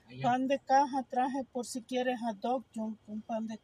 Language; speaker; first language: Spanish; native; Spanish